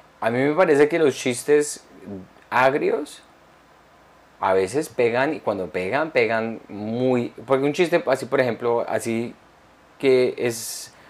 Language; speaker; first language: Spanish; early bilingual, heritage; Spanish